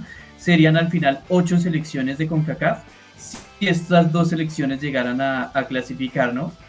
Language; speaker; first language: Spanish; native; Spanish